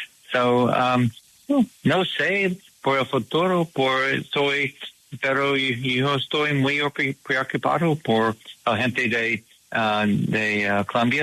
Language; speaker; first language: Spanish; non-native, learner; English